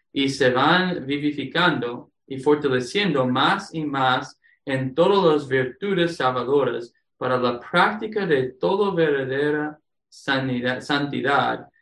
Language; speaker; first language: Spanish; non-native, fluent; English